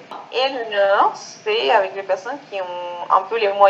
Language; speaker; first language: French; non-native, fluent; Spanish